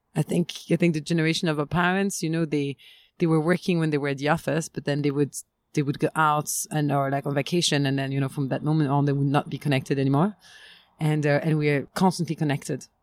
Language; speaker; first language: English; non-native, fluent; French